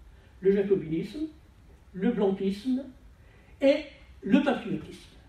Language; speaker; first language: French; native; French